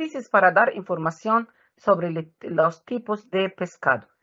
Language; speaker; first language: Spanish; non-native, fluent; Arabic